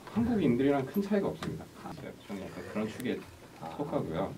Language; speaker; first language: Korean; early bilingual, heritage; Korean